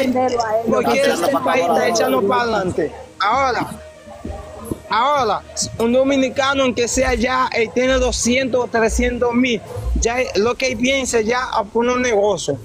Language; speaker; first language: Spanish; non-native, learner; Haitian Creole